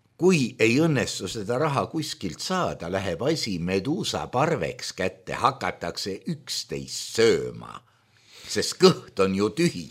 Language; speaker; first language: Estonian; native; Estonian